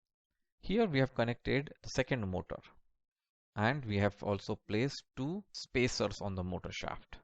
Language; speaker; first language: English; non-native, local second language; Marathi